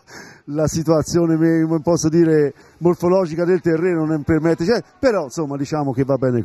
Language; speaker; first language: Italian; native; Italian